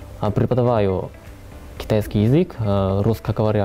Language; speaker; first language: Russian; non-native, learner; Chinese